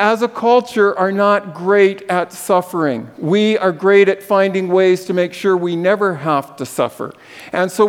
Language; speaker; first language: English; native; English